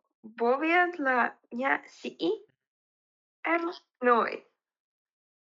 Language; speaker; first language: Vietnamese; non-native, learner; Russian